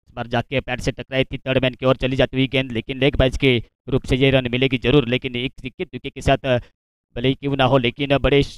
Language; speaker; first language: Hindi; non-native, local second language; Marathi